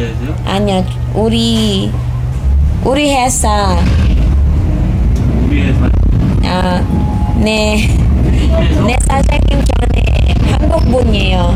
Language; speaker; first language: Korean; non-native, learner; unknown